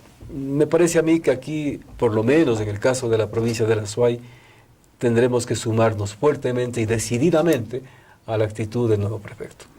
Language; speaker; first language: Spanish; native; Spanish